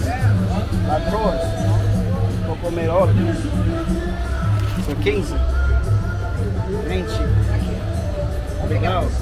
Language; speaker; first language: Portuguese; non-native, learner; English